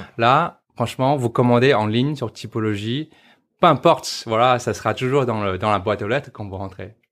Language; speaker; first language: French; non-native, fluent; Chinese